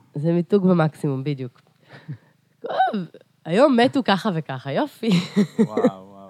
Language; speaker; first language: Hebrew; early bilingual, other home language; Russian